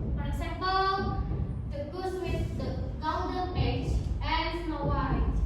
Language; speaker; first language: English; non-native, learner; Indonesian